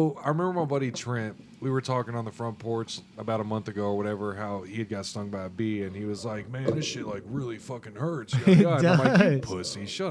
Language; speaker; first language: English; native; English